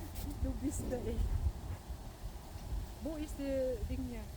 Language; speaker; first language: German; non-native, learner; Filipino